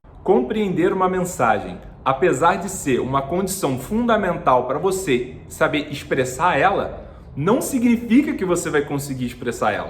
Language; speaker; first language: Portuguese; native; Portuguese